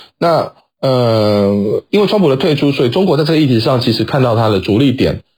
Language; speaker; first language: Chinese; native; Chinese